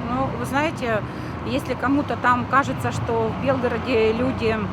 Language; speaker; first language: Russian; native; Russian